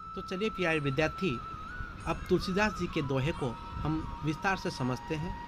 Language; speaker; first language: Hindi; non-native, local second language; Odia